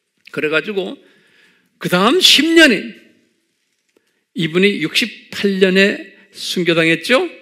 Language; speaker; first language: Korean; native; Korean